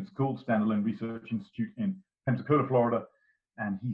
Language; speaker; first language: English; native; English